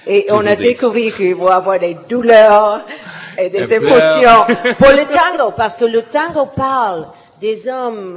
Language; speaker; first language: French; non-native, learner; English